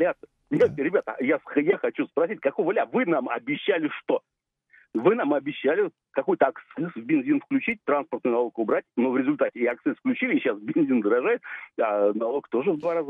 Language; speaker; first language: Russian; native; Russian